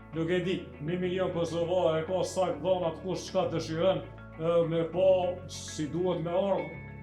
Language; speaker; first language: Albanian; native; Albanian